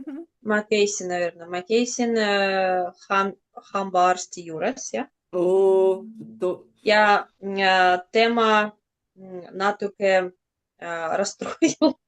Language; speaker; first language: Estonian; non-native, learner; Russian